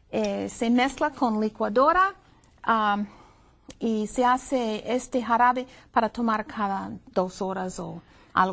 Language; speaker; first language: Spanish; non-native, fluent; English